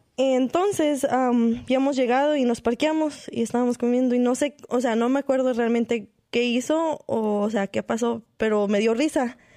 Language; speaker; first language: Spanish; early bilingual, heritage; Spanish